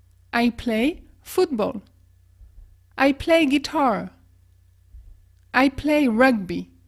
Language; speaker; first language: English; non-native, fluent; French